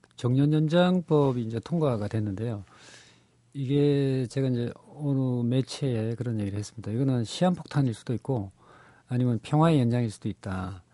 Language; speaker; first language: Korean; native; Korean